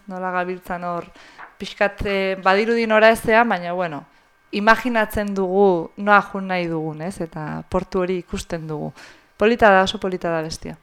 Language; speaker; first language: Basque; native; Basque